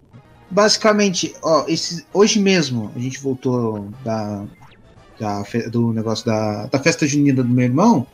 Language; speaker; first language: Portuguese; native; Portuguese